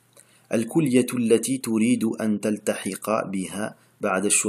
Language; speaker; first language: Arabic; non-native, fluent; French